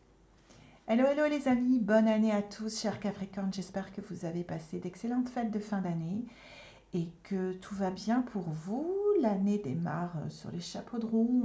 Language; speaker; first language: French; native; French